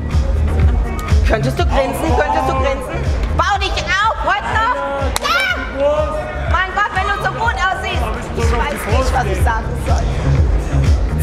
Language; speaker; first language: German; native; German